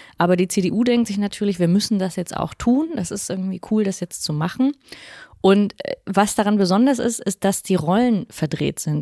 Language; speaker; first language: German; native; German